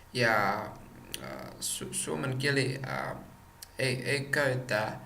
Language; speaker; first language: Finnish; non-native, learner; Czech